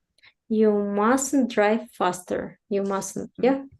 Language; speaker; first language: English; non-native, fluent; Russian